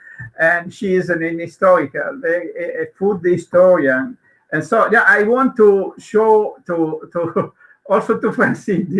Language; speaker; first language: English; non-native, learner; Italian